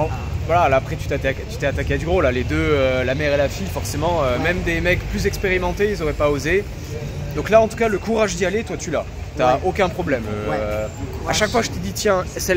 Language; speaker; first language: French; native; French